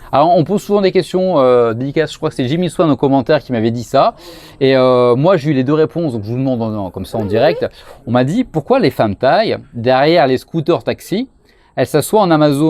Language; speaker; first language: French; native; French